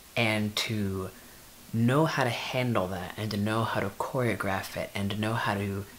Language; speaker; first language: English; native; English